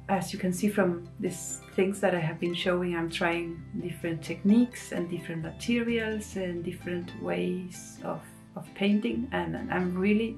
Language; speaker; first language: English; non-native, fluent; Spanish